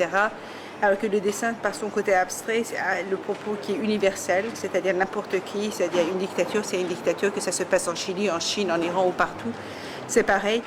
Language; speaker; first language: French; non-native, fluent; Persian